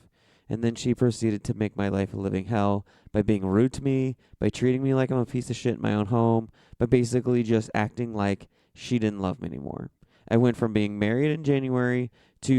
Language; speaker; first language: English; native; English